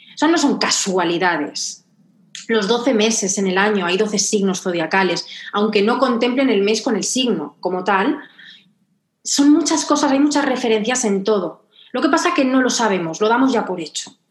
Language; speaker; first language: Spanish; native; Spanish